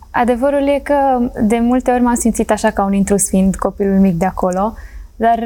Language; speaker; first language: Romanian; early bilingual, heritage; Romanian